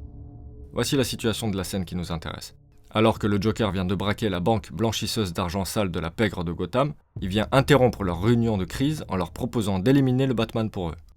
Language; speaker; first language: French; native; French